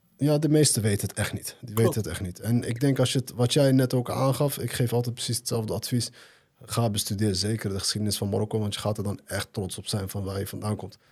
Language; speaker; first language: Dutch; early bilingual, other home language; Arabic